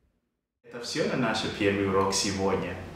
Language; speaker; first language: Russian; non-native, fluent; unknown